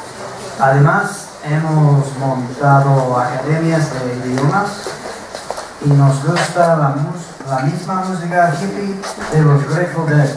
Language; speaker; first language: Spanish; non-native, fluent; English